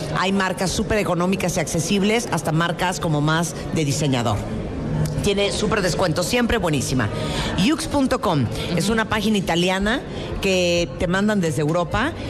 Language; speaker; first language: Spanish; native; Spanish